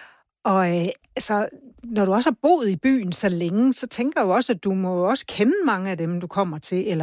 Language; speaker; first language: Danish; native; Danish